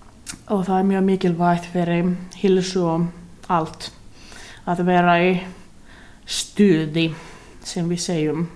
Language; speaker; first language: Icelandic; non-native, learner; Finnish